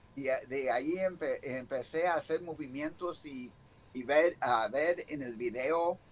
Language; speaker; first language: Spanish; early bilingual, heritage; Spanish